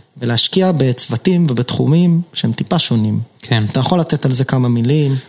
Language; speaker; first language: Hebrew; native; Hebrew